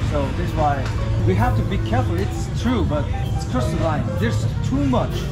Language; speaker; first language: English; non-native, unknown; Korean